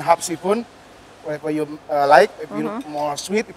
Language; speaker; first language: English; non-native, learner; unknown